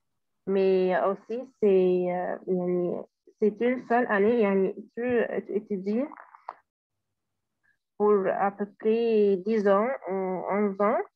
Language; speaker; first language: French; non-native, learner; Arabic